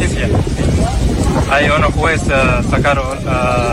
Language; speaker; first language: Spanish; non-native, learner; Arabic